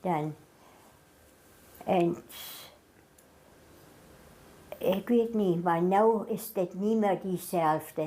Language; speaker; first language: Afrikaans; non-native, local second language; German